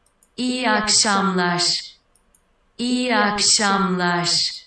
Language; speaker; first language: Turkish; non-native, learner; French